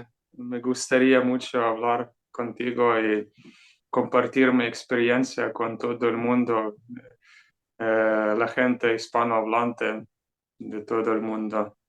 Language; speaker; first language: Spanish; non-native, fluent; Ukrainian